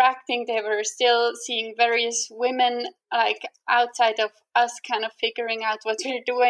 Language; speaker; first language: English; non-native, fluent; Swiss German